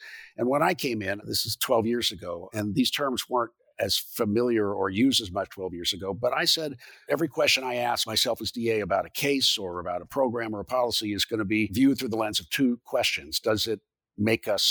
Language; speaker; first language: English; native; English